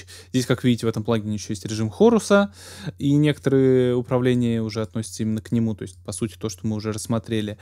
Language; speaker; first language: Russian; native; Russian